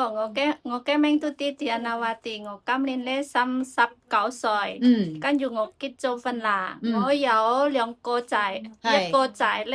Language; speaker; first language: Cantonese; non-native, learner; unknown